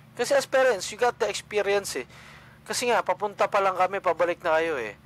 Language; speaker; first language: Filipino; non-native, local second language; Cebuano